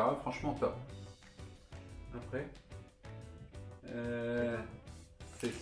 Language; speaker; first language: French; native; French